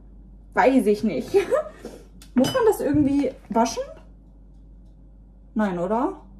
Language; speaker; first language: German; native; German